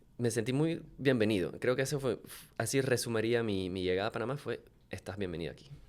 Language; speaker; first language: Spanish; early bilingual, other home language; French